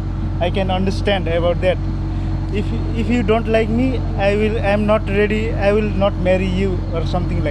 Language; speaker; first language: English; non-native, learner; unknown